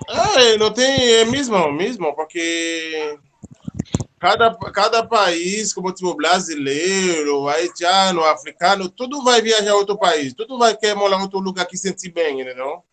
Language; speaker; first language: Portuguese; non-native, learner; Haitian Creole